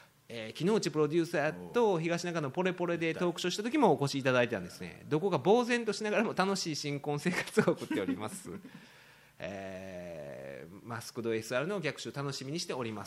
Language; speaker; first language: Japanese; native; Japanese